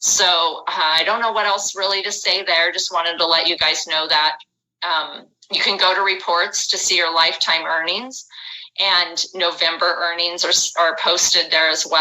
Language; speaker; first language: English; native; English